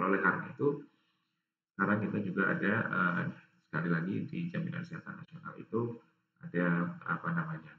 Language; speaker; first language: Indonesian; native; Indonesian